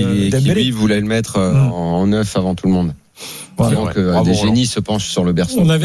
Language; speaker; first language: French; native; French